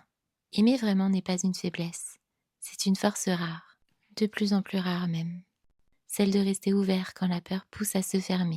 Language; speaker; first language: French; native; French